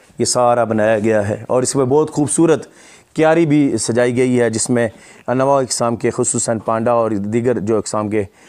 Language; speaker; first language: Urdu; non-native, local second language; Punjabi